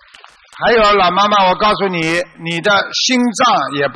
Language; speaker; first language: Chinese; native; Chinese